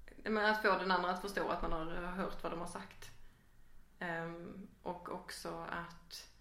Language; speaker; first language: Swedish; native; Swedish